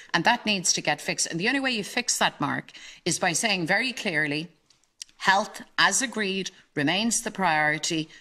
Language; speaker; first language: English; native; English